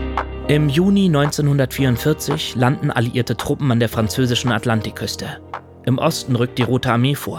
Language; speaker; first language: German; native; German